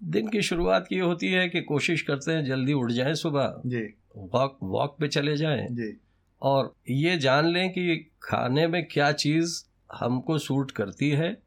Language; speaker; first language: Hindi; native; Hindi